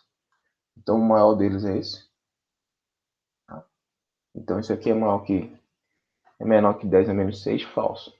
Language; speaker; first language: Portuguese; native; Portuguese